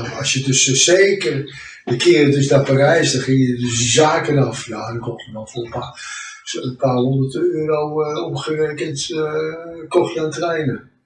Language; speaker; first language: Dutch; early bilingual, other home language; French